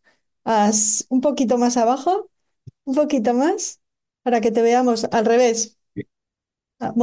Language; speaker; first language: Spanish; native; Spanish